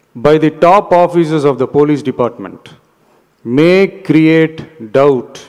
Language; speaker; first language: English; non-native, local second language; Tamil